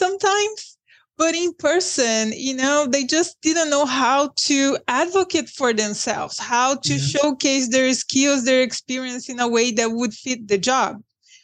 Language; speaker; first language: English; non-native, fluent; Portuguese